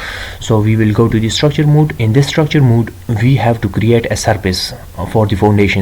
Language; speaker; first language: English; non-native, local second language; Urdu